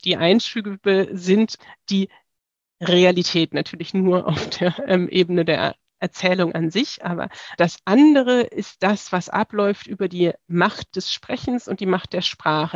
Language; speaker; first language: German; native; German